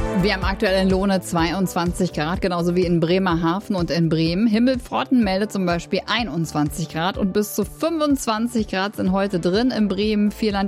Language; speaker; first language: German; native; German